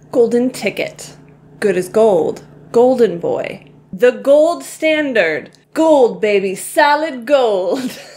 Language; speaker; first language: English; native; English